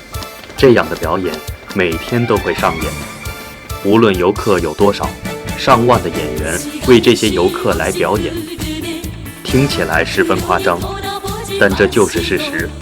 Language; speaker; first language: Chinese; native; Chinese